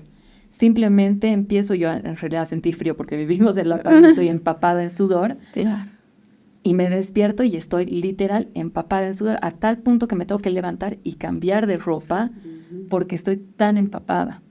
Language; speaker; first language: Spanish; native; Spanish